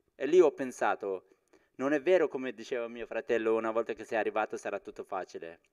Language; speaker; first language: Italian; non-native, fluent; Persian